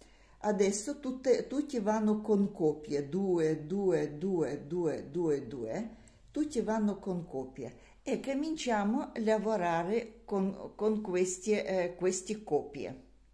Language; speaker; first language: Italian; non-native, learner; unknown